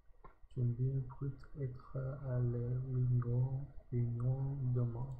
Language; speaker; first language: French; non-native, learner; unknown